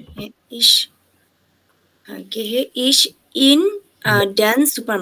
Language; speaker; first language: German; non-native, learner; Bangla